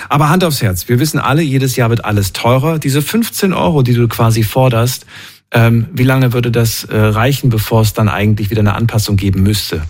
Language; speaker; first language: German; native; German